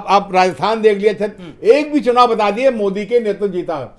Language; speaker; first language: Hindi; native; Hindi